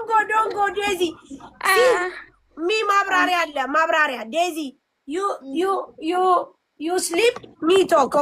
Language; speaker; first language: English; non-native, learner; Amharic